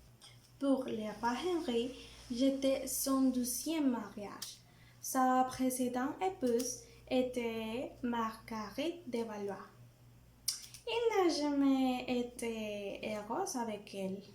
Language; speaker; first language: French; non-native, learner; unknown